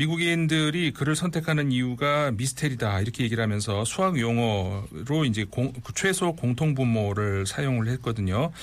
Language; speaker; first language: Korean; native; Korean